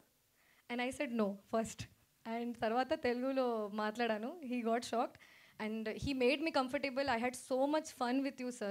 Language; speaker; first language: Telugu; non-native, fluent; Hindi